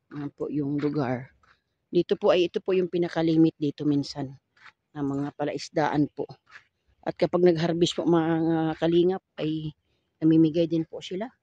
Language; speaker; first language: Filipino; non-native, local second language; Cebuano